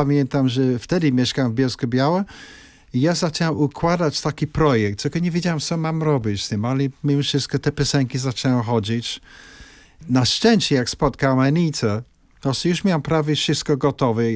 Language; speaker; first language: Polish; non-native, fluent; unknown